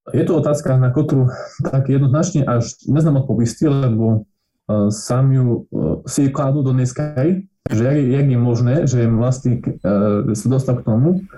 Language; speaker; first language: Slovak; non-native, local second language; Rusyn